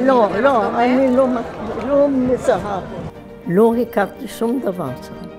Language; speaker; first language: Hebrew; non-native, fluent; German